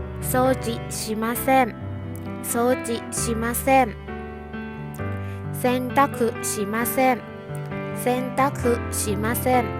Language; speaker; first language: Japanese; non-native, fluent; Thai